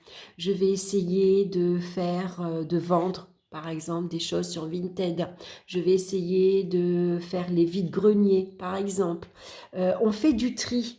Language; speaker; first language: French; native; French